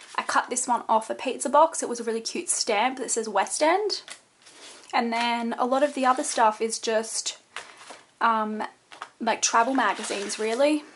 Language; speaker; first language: English; native; English